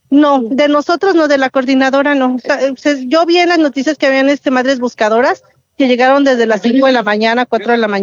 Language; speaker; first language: Spanish; native; Spanish